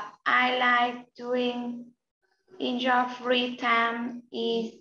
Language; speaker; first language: English; non-native, learner; Vietnamese